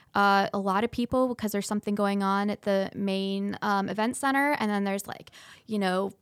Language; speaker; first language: English; native; English